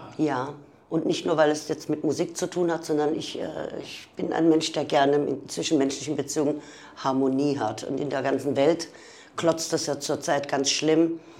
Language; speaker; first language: German; early bilingual, other home language; Turkish